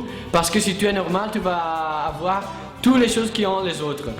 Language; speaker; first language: French; non-native, learner; Italian